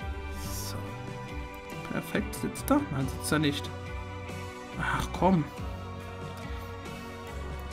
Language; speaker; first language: German; native; German